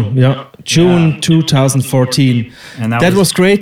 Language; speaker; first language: English; non-native, fluent; Swiss German